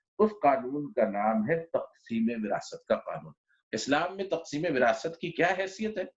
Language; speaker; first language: Urdu; non-native, local second language; Punjabi